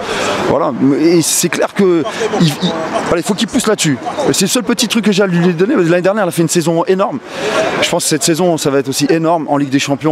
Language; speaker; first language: French; native; French